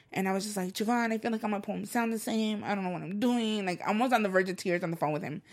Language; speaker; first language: English; non-native, fluent; Spanish